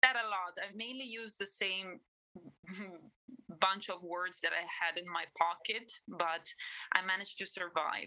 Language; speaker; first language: English; non-native, fluent; Italian